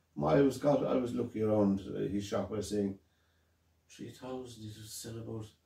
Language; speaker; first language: English; native; English